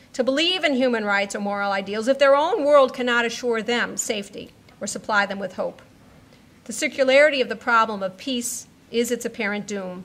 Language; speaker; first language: English; native; English